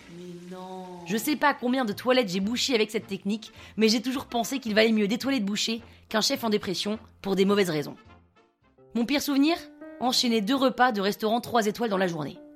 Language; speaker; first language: French; non-native, fluent; English